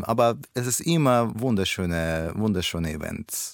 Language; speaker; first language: German; non-native, learner; Russian